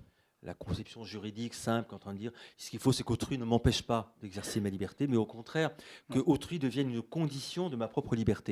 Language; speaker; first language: French; native; French